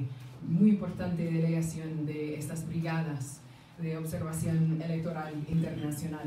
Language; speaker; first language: Spanish; non-native, fluent; English